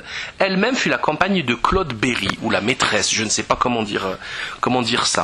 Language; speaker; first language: French; native; French